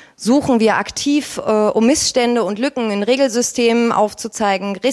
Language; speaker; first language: German; native; German